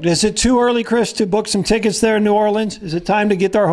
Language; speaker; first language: English; native; English